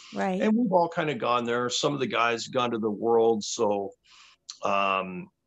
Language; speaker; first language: English; native; English